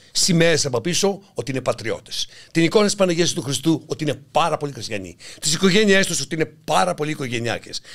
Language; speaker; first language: Greek; native; Greek